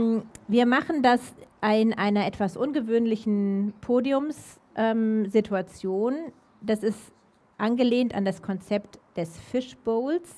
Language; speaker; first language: German; native; German